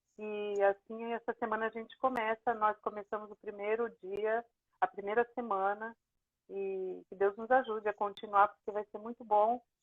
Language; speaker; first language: Portuguese; native; Portuguese